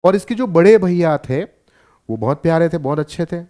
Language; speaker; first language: Hindi; non-native, local second language; Gujarati